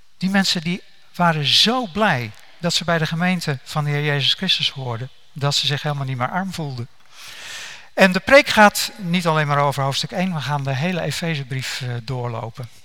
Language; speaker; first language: Dutch; native; Dutch